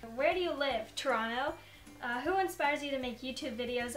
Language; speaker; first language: English; native; English